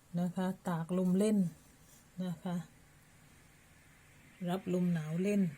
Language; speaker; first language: Thai; native; Thai